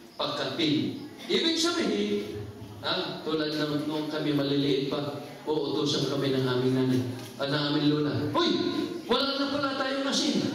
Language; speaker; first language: Filipino; non-native, local second language; Cebuano